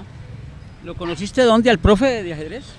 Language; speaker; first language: Spanish; native; Spanish